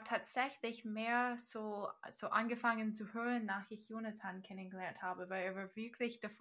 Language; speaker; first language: German; non-native, fluent; English